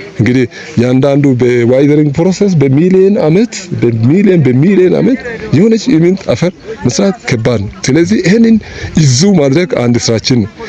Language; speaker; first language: Amharic; non-native, local second language; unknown